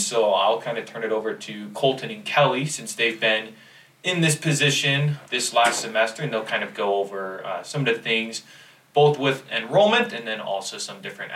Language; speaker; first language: English; native; English